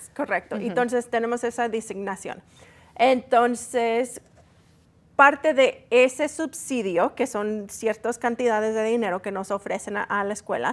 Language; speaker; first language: Spanish; early bilingual, heritage; Spanish